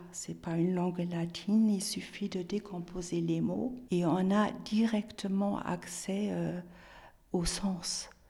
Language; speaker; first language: French; non-native, fluent; German